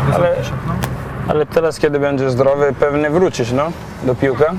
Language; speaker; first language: Polish; non-native, learner; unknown